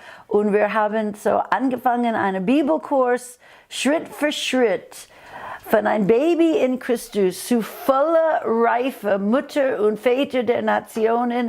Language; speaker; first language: German; non-native, fluent; English